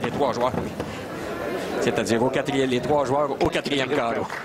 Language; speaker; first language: French; native; French